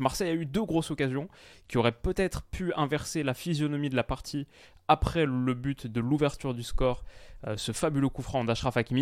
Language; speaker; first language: French; native; French